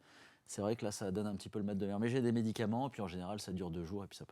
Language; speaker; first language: French; native; French